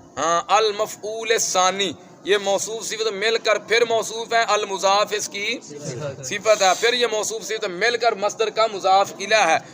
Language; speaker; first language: Urdu; non-native, local second language; Punjabi